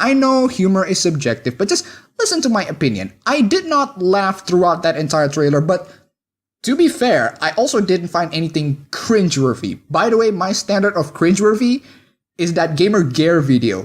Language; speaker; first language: English; non-native, fluent; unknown